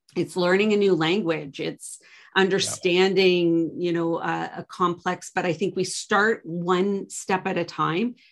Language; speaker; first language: English; native; English